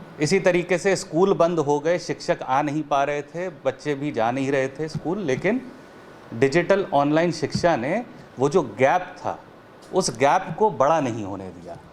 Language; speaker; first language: Hindi; native; Hindi